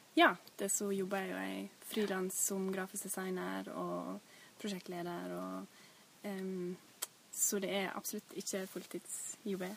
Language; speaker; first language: Norwegian; native; Norwegian